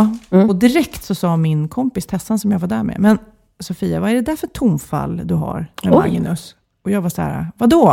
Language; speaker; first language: Swedish; native; Swedish